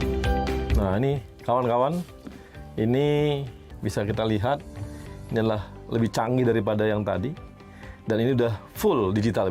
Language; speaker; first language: Indonesian; native; Indonesian